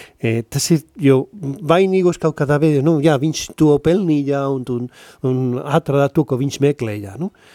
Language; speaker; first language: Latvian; non-native, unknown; Spanish